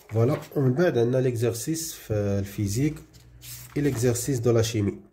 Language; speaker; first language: French; non-native, local second language; Arabic